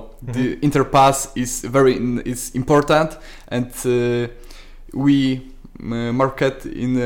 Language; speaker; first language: English; non-native, learner; Polish